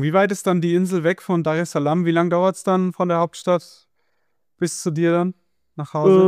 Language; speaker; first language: German; native; German